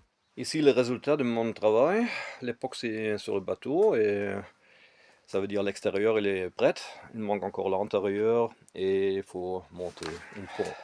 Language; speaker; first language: French; non-native, fluent; German